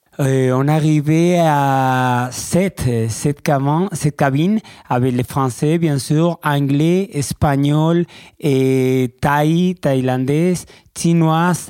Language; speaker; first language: French; non-native, learner; Spanish